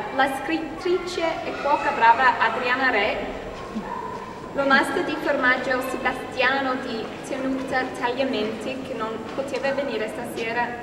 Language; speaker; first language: Italian; non-native, fluent; English